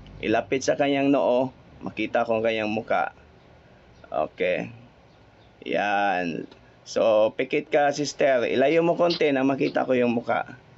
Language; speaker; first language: Filipino; non-native, local second language; Cebuano